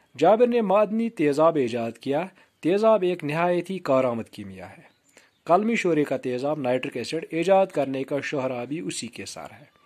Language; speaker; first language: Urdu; non-native, local second language; Kashmiri